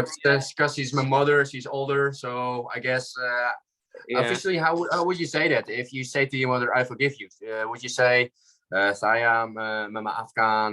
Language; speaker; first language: English; non-native, fluent; Dutch